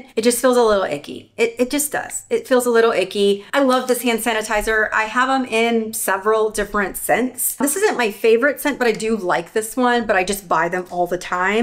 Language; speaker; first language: English; native; English